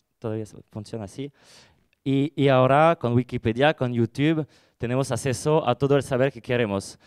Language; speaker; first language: Spanish; non-native, fluent; French